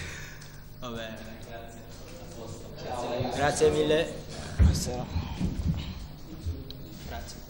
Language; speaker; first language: Italian; non-native, fluent; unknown